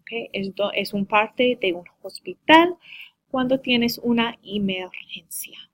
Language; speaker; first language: Spanish; non-native, learner; English